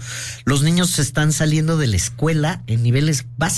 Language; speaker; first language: Spanish; native; Spanish